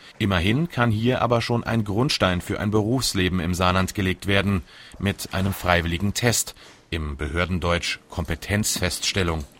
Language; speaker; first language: German; native; German